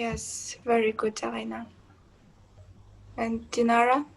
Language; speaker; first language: English; non-native, fluent; Kazakh